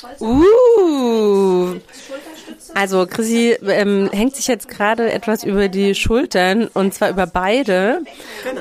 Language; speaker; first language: German; native; German